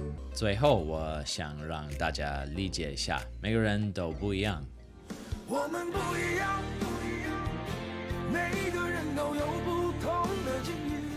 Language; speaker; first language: Chinese; non-native, fluent; English